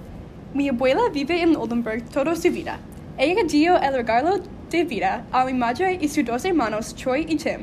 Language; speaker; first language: Spanish; non-native, learner; English